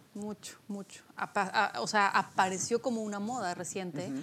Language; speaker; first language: Spanish; early bilingual, other home language; Polish